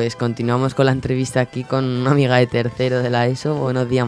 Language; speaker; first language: Spanish; native; Spanish